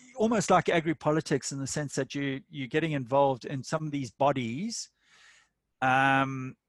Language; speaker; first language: English; native; English